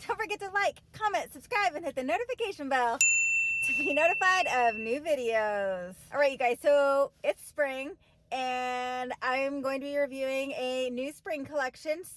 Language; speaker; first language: English; native; English